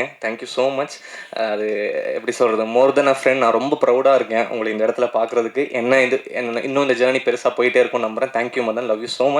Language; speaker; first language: Tamil; native; Tamil